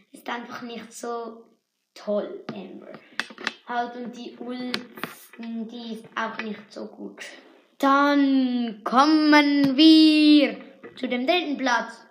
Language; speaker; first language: German; native; German